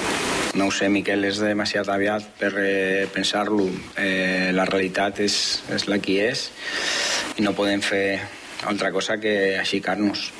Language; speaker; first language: Catalan; non-native, fluent; Spanish